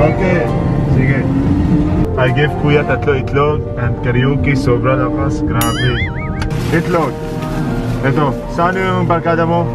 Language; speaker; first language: Filipino; non-native, learner; Arabic